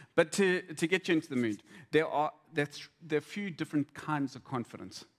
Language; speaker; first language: English; native; English